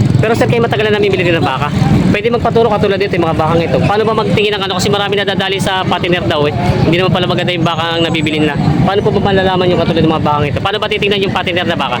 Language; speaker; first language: Filipino; native; Filipino